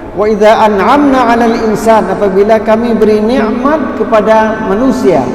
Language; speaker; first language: Malay; non-native, local second language; Achinese